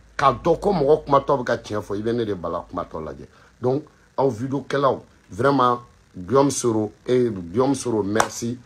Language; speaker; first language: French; non-native, local second language; Bambara